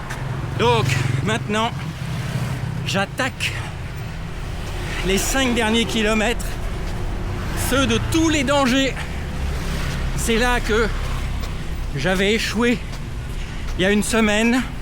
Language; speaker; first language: French; native; French